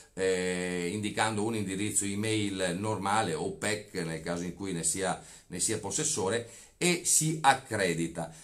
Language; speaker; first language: Italian; native; Italian